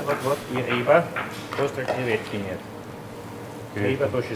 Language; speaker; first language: Russian; non-native, learner; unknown